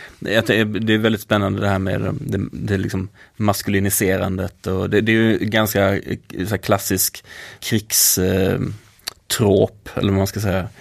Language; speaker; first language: Swedish; native; Swedish